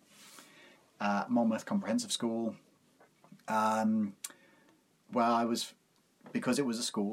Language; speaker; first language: English; native; English